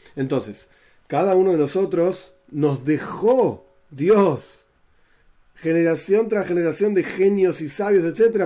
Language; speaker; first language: Spanish; native; Spanish